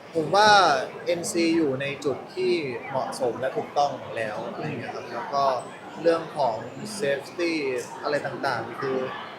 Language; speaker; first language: Thai; native; Thai